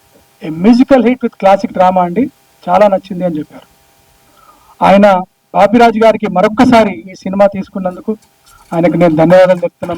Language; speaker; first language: Telugu; native; Telugu